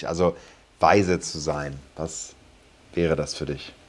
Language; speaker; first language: German; native; German